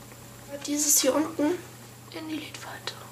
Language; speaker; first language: German; native; German